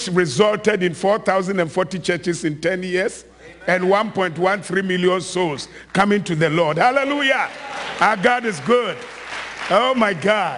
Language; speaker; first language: English; non-native, local second language; Akan